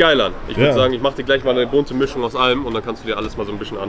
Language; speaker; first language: German; native; German